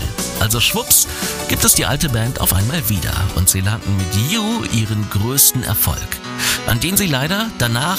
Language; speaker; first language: German; native; German